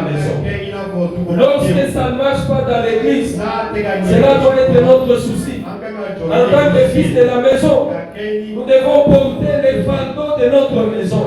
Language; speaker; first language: French; non-native, local second language; Bambara